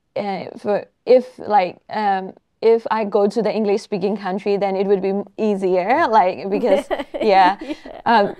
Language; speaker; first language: English; non-native, fluent; Burmese